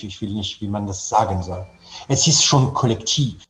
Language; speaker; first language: German; non-native, fluent; French